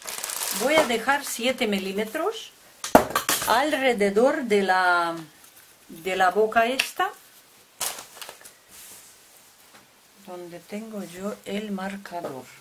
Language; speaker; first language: Spanish; non-native, fluent; Russian